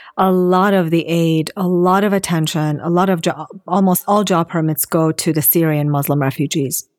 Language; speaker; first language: English; non-native, fluent; Assyrian Neo-Aramaic